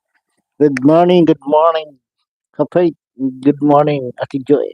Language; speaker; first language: English; non-native, learner; Bikol